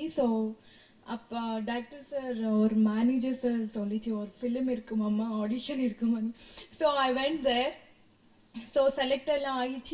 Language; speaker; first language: Tamil; non-native, learner; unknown